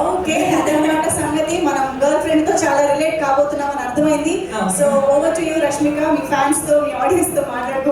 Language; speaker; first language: Telugu; native; Telugu